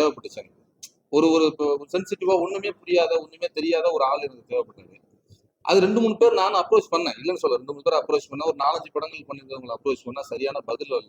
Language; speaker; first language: Tamil; native; Tamil